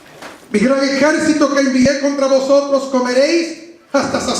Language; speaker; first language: Spanish; native; Spanish